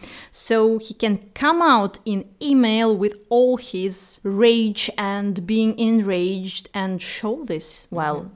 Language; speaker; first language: English; non-native, fluent; Russian